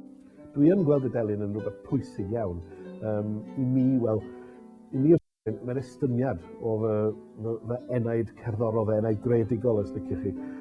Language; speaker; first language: Welsh; native; Welsh